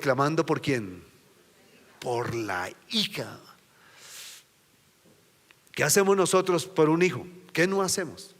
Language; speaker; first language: Spanish; native; Spanish